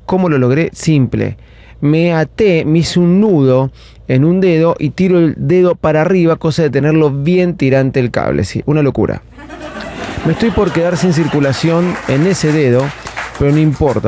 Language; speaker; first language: Spanish; native; Spanish